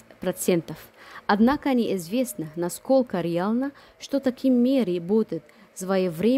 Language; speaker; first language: Russian; non-native, fluent; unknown